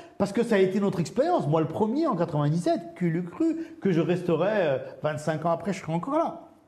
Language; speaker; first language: French; early bilingual, other home language; Arabic